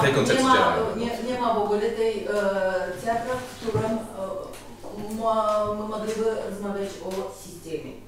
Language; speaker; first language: Polish; non-native, learner; Russian